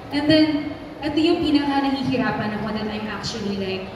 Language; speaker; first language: English; non-native, local second language; Filipino